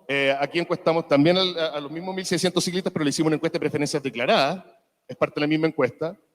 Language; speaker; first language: Spanish; native; Spanish